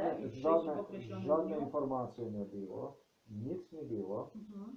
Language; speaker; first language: Polish; non-native, learner; Slovenian